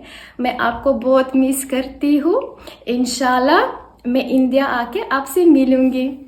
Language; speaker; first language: Hindi; non-native, learner; Tajik